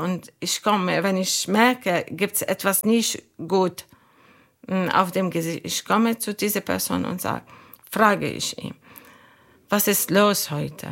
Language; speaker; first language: German; non-native, learner; Arabic